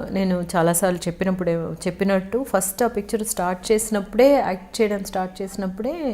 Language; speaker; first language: Telugu; native; Telugu